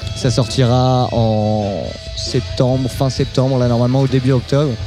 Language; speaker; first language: French; native; French